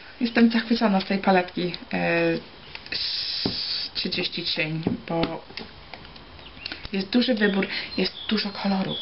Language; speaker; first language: Polish; early bilingual, heritage; Polish